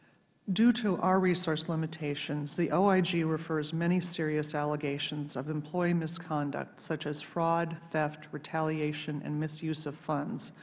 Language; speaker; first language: English; native; English